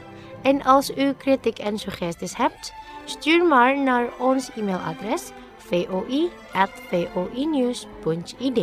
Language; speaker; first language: Dutch; non-native, fluent; Indonesian